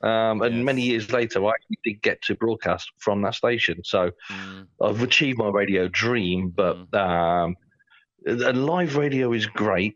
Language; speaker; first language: English; native; English